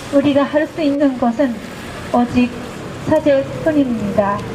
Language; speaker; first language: Korean; non-native, fluent; Japanese